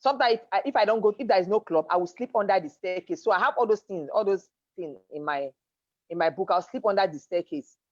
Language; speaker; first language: English; non-native, local second language; Yoruba